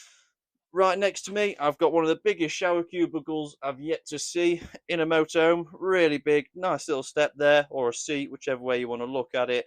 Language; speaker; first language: English; native; English